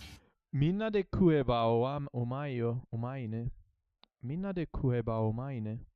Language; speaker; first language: Japanese; non-native, learner; English